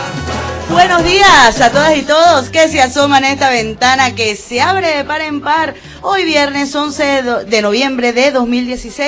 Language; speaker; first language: Spanish; native; Spanish